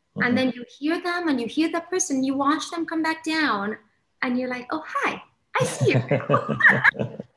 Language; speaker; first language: English; non-native, local second language; Somali